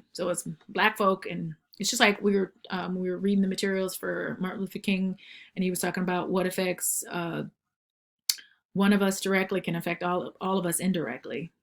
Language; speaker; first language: English; native; English